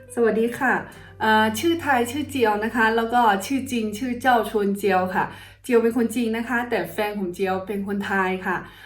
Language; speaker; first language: Thai; non-native, fluent; Chinese